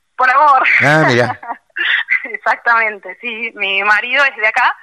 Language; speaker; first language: Spanish; native; Spanish